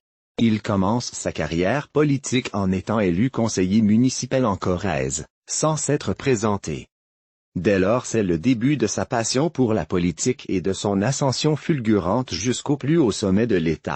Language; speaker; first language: French; native; French